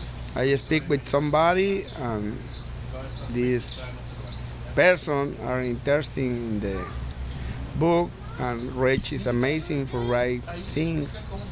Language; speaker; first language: English; non-native, learner; Spanish